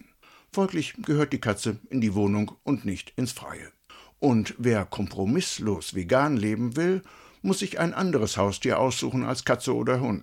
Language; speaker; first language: German; native; German